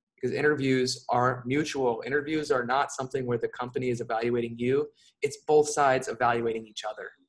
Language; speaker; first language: English; native; English